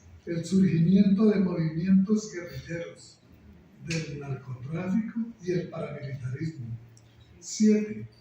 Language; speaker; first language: Spanish; native; Spanish